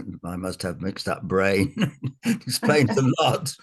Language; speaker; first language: English; native; English